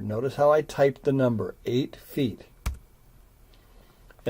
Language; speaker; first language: English; native; English